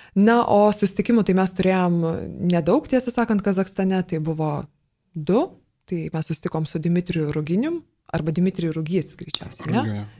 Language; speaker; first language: Lithuanian; native; Lithuanian